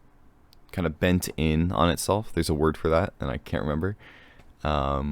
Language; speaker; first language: English; native; English